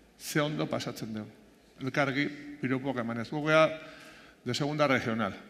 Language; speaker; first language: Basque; native; Basque